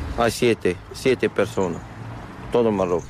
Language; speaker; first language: Spanish; non-native, learner; Arabic